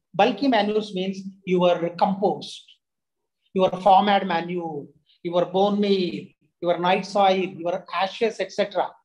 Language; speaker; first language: English; non-native, local second language; Telugu